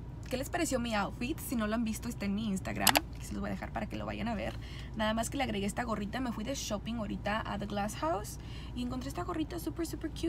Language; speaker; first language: Spanish; early bilingual, heritage; Spanish